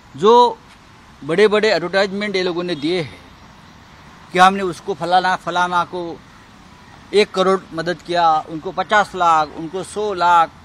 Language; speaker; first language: Hindi; non-native, local second language; Marathi